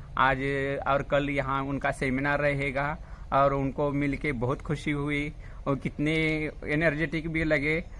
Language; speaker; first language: Hindi; non-native, local second language; Marathi